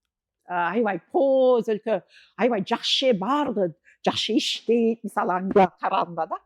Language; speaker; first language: Kyrgyz; non-native, fluent; English